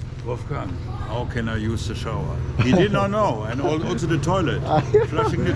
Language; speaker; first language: English; non-native, learner; German